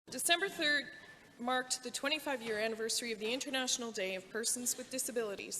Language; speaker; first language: English; native; English